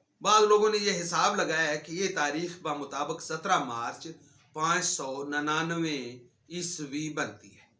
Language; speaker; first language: Urdu; native; Urdu